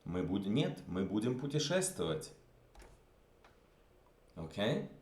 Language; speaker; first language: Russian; non-native, fluent; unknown